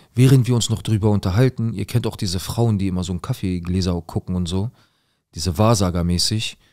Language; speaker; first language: German; native; German